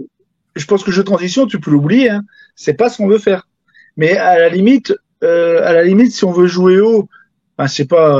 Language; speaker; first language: French; native; French